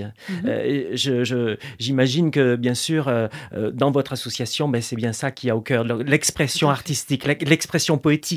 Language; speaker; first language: French; native; French